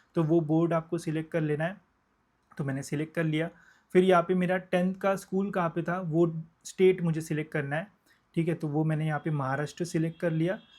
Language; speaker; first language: Hindi; non-native, local second language; Marathi